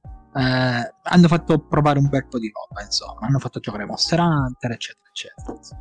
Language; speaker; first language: Italian; native; Italian